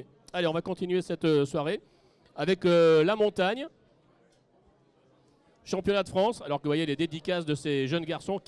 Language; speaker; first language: French; native; French